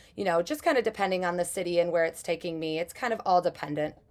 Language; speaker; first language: English; native; English